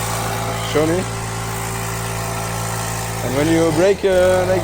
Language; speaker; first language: English; non-native, learner; French